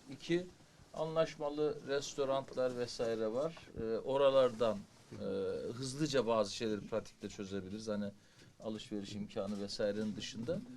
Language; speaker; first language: Turkish; native; Turkish